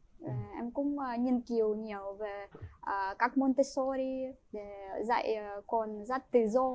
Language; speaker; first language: Vietnamese; non-native, fluent; Ukrainian